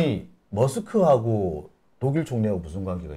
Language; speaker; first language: Korean; native; Korean